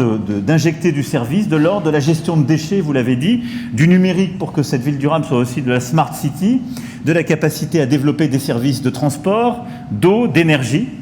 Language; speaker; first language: French; native; French